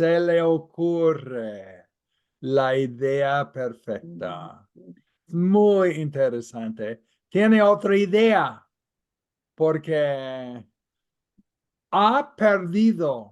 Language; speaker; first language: Spanish; non-native, fluent; English